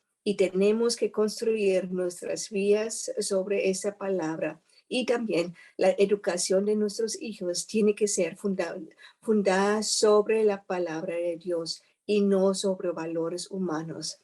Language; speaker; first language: Spanish; non-native, fluent; German